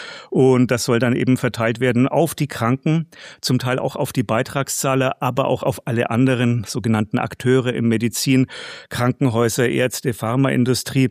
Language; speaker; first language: German; native; German